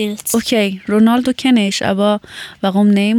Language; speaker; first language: German; non-native, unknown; Persian